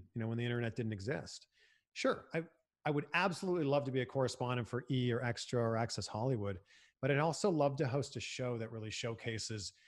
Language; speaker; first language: English; native; English